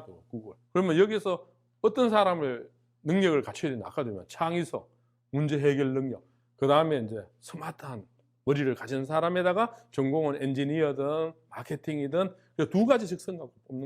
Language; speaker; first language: Korean; native; Korean